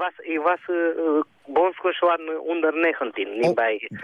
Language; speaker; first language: Dutch; non-native, learner; Romanian